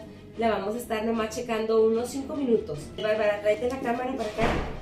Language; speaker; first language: Spanish; native; Spanish